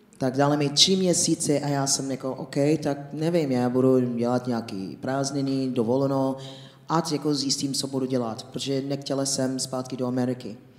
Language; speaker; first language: Czech; non-native, fluent; English